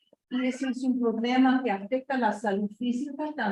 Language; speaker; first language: Spanish; non-native, fluent; English